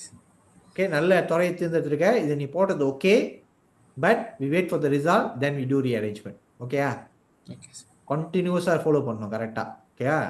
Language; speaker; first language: Tamil; native; Tamil